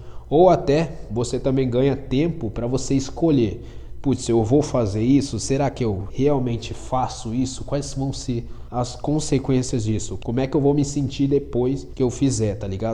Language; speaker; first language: Portuguese; native; Portuguese